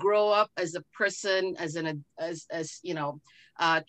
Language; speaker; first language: English; non-native, local second language; Filipino